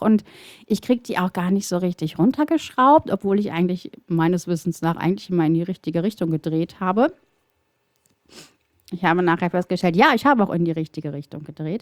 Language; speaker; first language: German; native; German